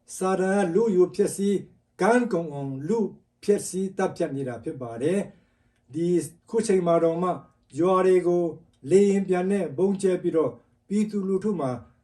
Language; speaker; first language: Burmese; non-native, local second language; Tedim Chin